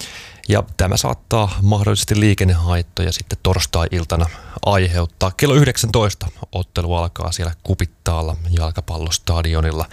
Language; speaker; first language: Finnish; native; Finnish